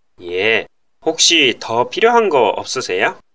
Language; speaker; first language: Korean; non-native, fluent; Japanese